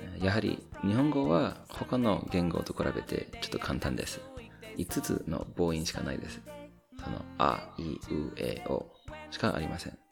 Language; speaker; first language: Japanese; non-native, fluent; English